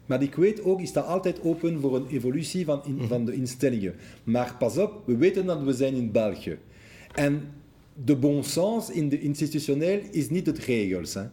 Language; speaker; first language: Dutch; non-native, local second language; French